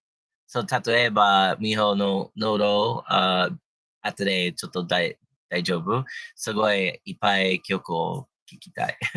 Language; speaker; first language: Japanese; non-native, learner; English